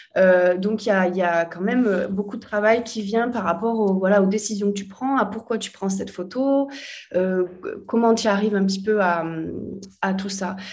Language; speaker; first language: French; native; French